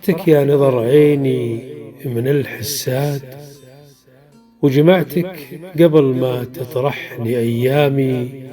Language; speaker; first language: Arabic; native; Arabic